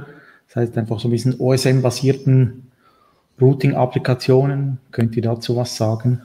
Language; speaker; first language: German; native; German